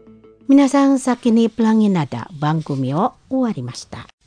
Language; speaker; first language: Japanese; non-native, learner; Indonesian